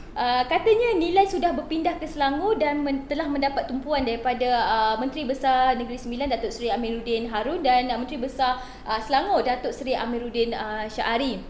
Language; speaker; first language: Malay; native; Malay